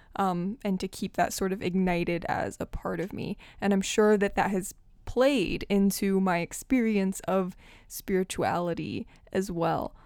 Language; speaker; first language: English; early bilingual, other home language; Portuguese